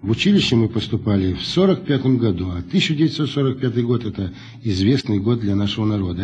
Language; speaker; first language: Russian; non-native, local second language; Lithuanian